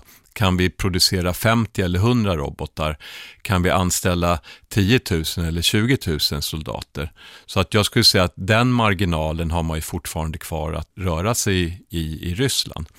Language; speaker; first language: Swedish; native; Swedish